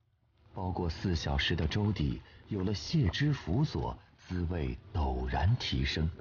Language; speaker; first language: Chinese; native; Chinese